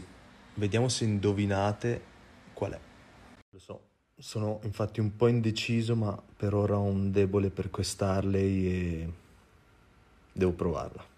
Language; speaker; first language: Italian; native; Italian